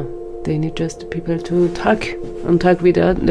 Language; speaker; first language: English; non-native, learner; Persian